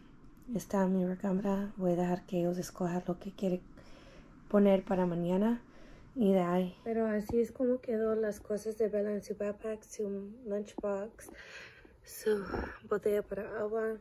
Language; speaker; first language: Spanish; early bilingual, heritage; English